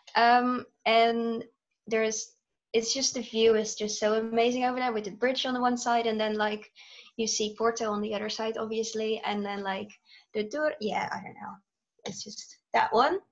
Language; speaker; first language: English; non-native, fluent; Dutch